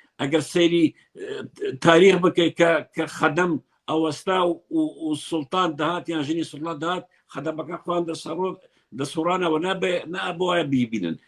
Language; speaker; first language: Central Kurdish; non-native, local second language; Kurdish